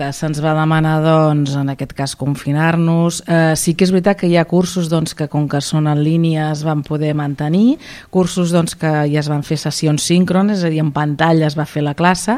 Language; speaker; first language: Catalan; native; Catalan